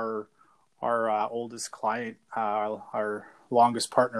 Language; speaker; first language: English; native; English